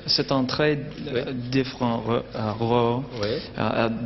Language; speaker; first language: French; non-native, learner; English